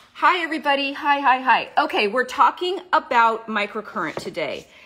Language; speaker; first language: English; native; English